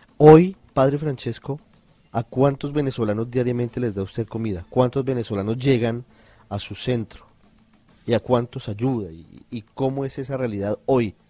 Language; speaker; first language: Spanish; native; Spanish